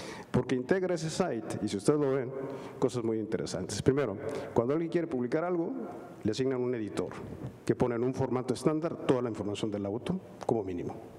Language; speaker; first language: Spanish; native; Spanish